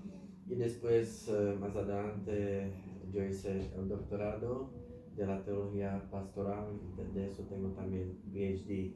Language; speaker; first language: Spanish; non-native, fluent; Slovak